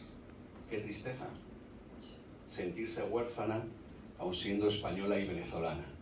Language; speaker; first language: Spanish; native; Spanish